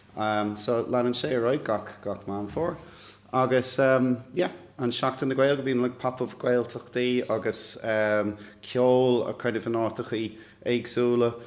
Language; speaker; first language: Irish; non-native, local second language; English